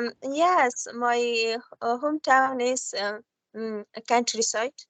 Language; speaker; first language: English; non-native, learner; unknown